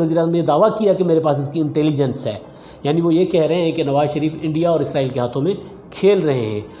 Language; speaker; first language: Urdu; non-native, local second language; Sindhi